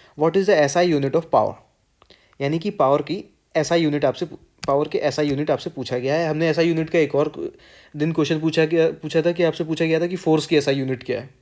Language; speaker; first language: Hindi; native; Hindi